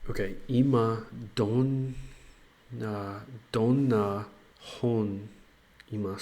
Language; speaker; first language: Japanese; non-native, learner; English